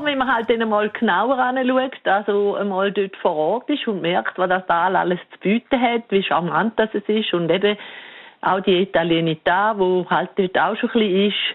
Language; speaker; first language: German; native; German